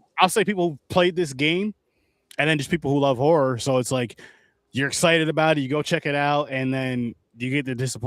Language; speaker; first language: English; native; English